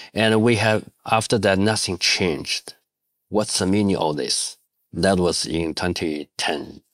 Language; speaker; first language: English; non-native, learner; Chinese